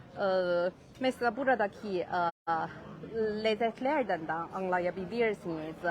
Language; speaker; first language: Turkish; non-native, learner; Chinese